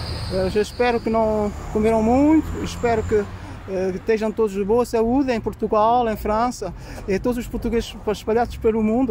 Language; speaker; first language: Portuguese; early bilingual, heritage; Portuguese